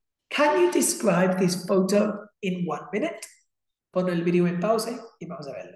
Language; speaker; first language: Spanish; non-native, fluent; English